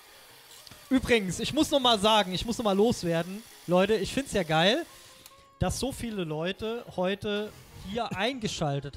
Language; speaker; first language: German; native; German